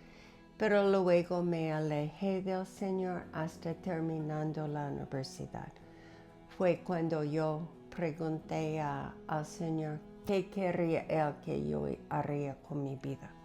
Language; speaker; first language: Spanish; non-native, fluent; English